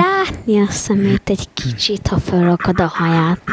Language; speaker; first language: Hungarian; early bilingual, heritage; Hungarian